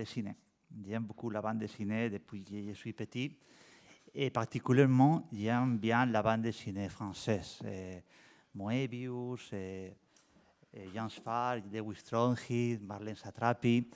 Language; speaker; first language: French; non-native, learner; Spanish